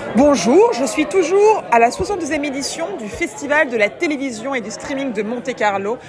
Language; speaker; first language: French; native; French